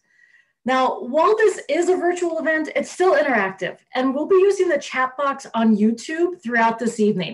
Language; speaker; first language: English; native; English